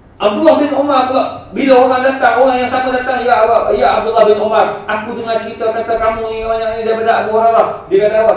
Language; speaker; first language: Malay; native; Malay